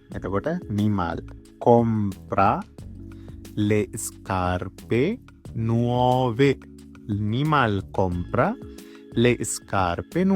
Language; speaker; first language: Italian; non-native, fluent; Sinhala